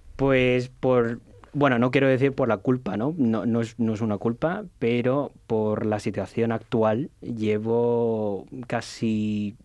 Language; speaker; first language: Spanish; non-native, fluent; Cantonese